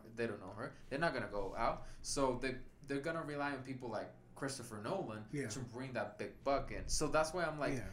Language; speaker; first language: English; non-native, fluent; Spanish